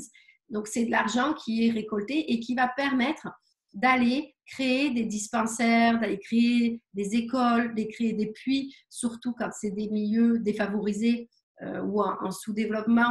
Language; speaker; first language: French; native; French